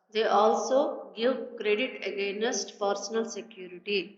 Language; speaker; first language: English; non-native, local second language; Telugu